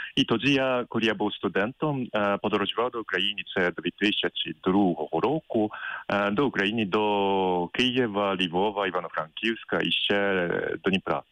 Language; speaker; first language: Ukrainian; non-native, fluent; Japanese